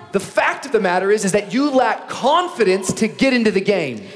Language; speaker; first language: English; native; English